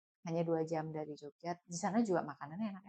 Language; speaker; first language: Indonesian; native; Indonesian